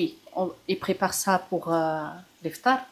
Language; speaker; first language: French; non-native, local second language; Arabic